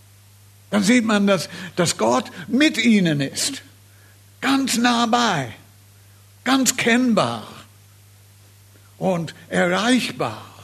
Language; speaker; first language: German; non-native, fluent; English